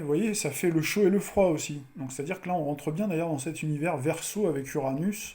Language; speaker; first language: French; native; French